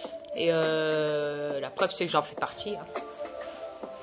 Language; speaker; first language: French; native; French